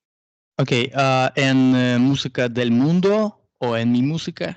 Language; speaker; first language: Spanish; non-native, learner; Russian